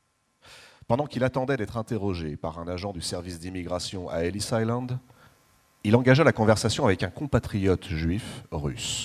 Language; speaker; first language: French; native; French